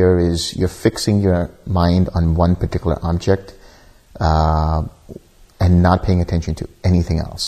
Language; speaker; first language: English; native; English